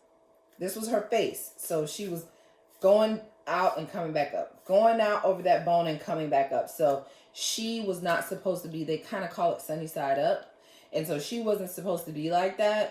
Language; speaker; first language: English; native; English